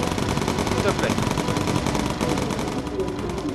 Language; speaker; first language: French; native; French